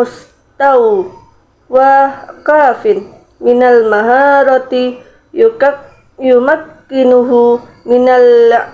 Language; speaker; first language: Arabic; non-native, learner; Indonesian